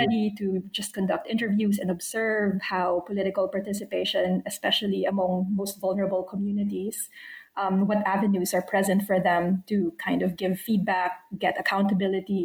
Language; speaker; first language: English; non-native, local second language; Filipino